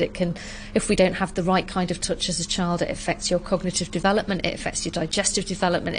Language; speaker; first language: English; native; English